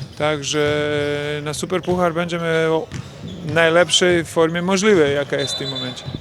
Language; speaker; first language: Polish; non-native, fluent; Croatian